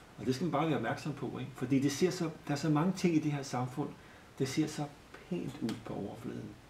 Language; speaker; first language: Danish; native; Danish